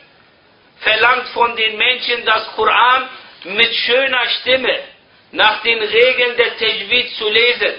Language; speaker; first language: German; non-native, fluent; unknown